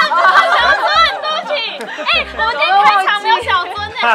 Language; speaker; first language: Chinese; native; Chinese